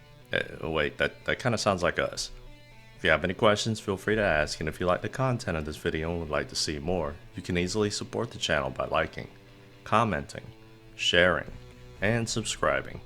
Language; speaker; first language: English; native; English